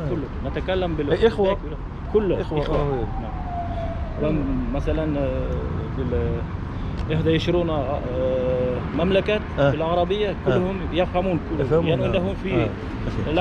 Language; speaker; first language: Arabic; non-native, learner; Uzbek